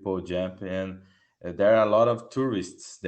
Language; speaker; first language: English; non-native, learner; Portuguese